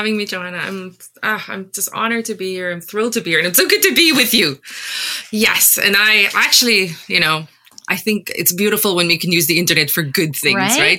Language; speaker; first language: English; non-native, local second language; Afrikaans